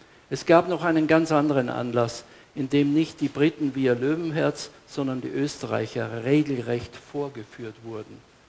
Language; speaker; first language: German; native; German